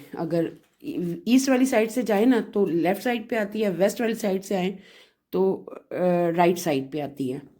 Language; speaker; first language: Urdu; non-native, local second language; Punjabi